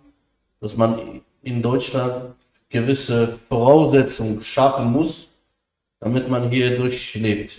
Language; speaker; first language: German; non-native, fluent; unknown